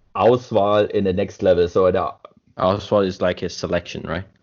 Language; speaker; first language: English; non-native, fluent; German